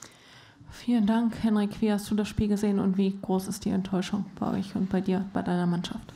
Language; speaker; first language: German; native; German